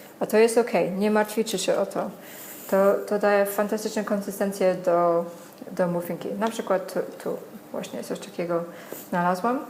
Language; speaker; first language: Polish; non-native, learner; English